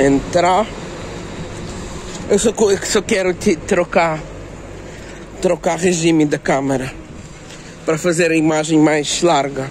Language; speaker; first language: Portuguese; non-native, fluent; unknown